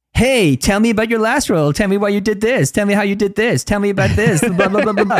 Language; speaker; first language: English; native; English